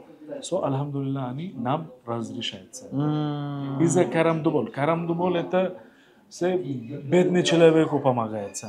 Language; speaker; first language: Russian; non-native, learner; Hindi